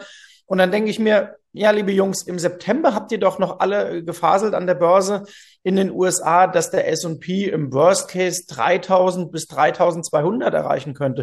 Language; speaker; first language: German; native; German